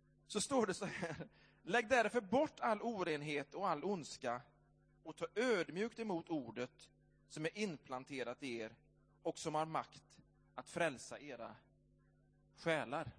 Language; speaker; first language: Swedish; native; Swedish